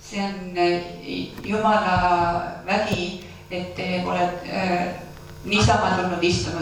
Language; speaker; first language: Finnish; non-native, learner; Estonian